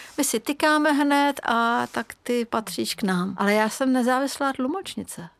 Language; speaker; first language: Czech; non-native, fluent; Hungarian